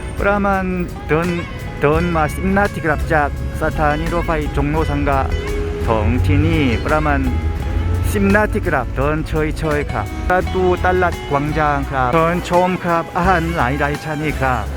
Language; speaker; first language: Thai; non-native, learner; Korean